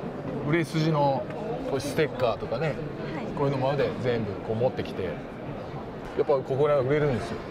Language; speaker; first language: Japanese; native; Japanese